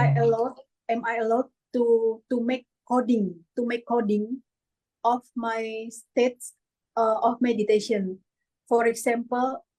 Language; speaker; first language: English; non-native, learner; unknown